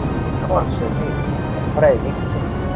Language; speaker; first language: Italian; native; Italian